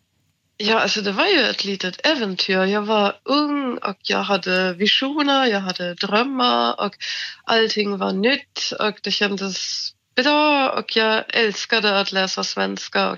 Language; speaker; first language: Swedish; non-native, fluent; German